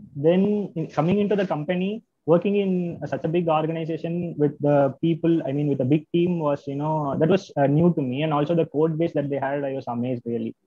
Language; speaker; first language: English; non-native, local second language; Tamil